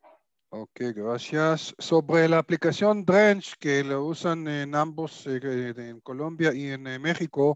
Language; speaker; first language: Spanish; non-native, fluent; Hebrew